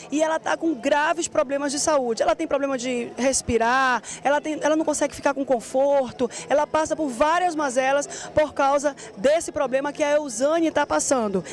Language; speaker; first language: Portuguese; native; Portuguese